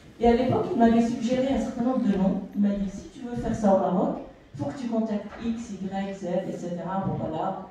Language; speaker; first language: French; non-native, local second language; Arabic